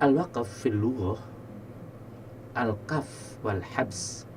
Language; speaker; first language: Arabic; non-native, fluent; Indonesian